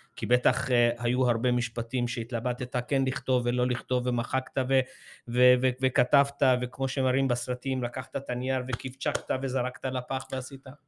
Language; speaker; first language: Hebrew; native; Hebrew